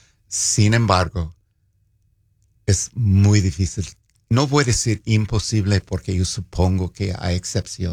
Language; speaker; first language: Spanish; non-native, fluent; English